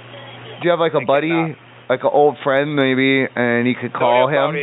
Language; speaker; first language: English; native; English